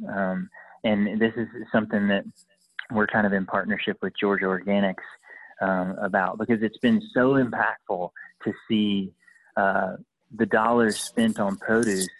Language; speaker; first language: English; native; English